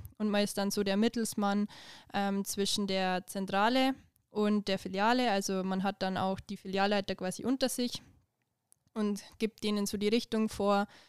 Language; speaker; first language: German; native; German